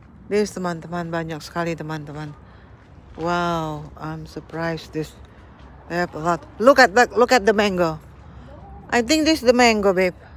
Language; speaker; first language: English; non-native, learner; Indonesian